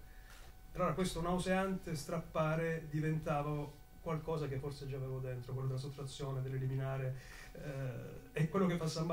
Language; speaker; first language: Italian; native; Italian